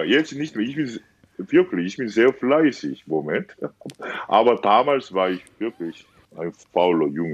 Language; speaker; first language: German; non-native, fluent; Korean